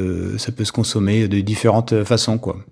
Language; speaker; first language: French; native; French